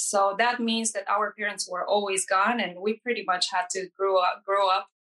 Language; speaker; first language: English; non-native, fluent; Romanian